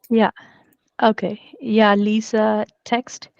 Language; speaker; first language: Danish; non-native, learner; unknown